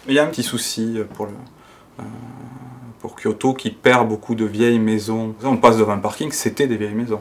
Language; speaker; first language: French; native; French